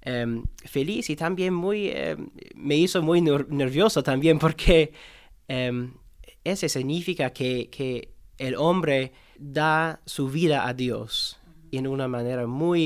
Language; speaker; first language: Spanish; non-native, learner; English